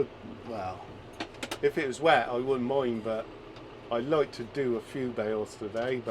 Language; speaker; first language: English; native; English